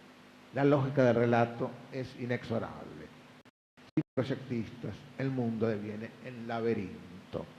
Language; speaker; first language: Spanish; native; Spanish